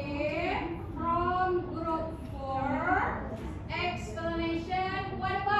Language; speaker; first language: English; non-native, learner; Indonesian